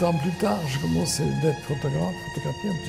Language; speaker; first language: French; non-native, fluent; Russian